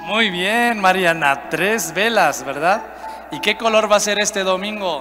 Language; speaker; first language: Spanish; native; Spanish